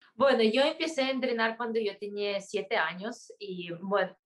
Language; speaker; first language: Spanish; non-native, fluent; Kyrgyz